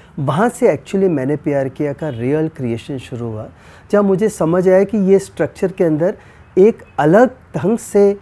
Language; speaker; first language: Hindi; native; Hindi